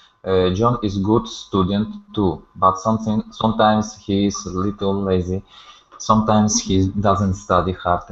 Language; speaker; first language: English; non-native, learner; Spanish